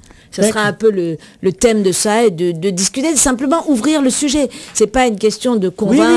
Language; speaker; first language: French; native; French